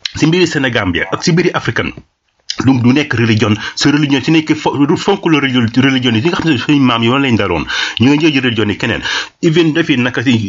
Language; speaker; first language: Wolof; non-native, local second language; Serer